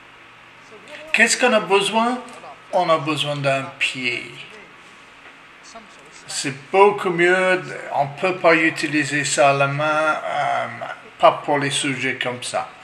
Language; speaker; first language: French; non-native, learner; English